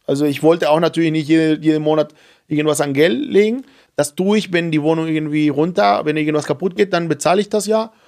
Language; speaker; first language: German; non-native, fluent; Spanish